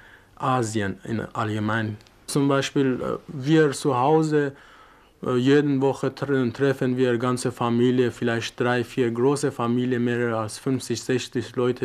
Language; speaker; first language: German; non-native, learner; Persian